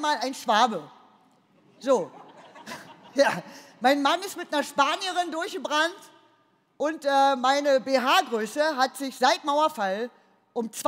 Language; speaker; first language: German; native; German